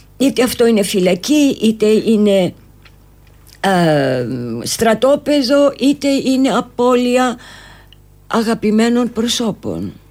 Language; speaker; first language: Greek; native; Greek